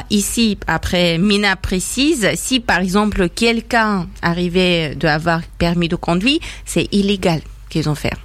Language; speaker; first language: French; non-native, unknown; Persian